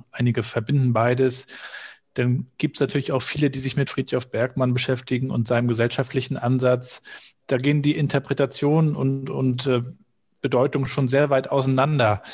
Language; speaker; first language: German; native; German